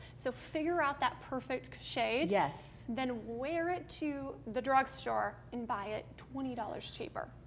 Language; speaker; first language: English; native; English